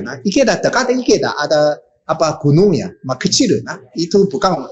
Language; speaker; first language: Indonesian; non-native, learner; Japanese